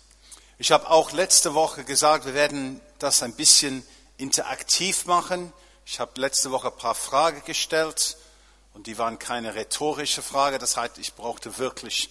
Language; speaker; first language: German; non-native, fluent; English